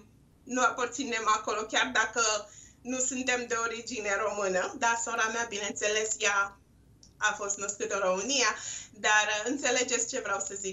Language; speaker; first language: Romanian; non-native, local second language; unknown